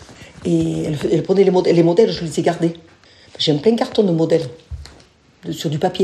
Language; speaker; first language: French; native; French